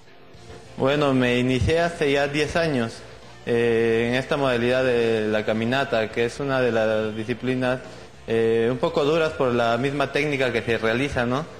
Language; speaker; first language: Spanish; native; Spanish